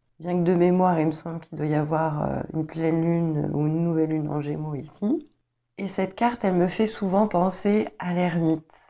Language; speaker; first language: French; native; French